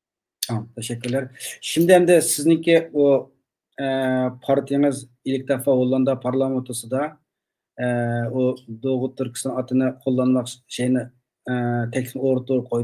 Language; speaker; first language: Turkish; non-native, learner; Uyghur